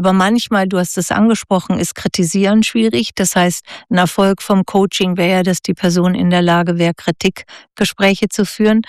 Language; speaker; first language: German; native; German